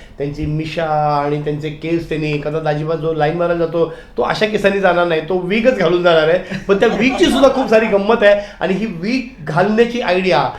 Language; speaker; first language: Marathi; native; Marathi